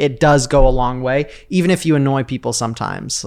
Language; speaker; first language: English; native; English